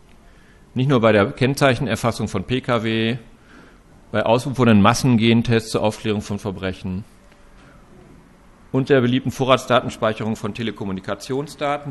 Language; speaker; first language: German; native; German